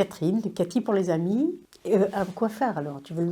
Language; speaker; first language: French; native; French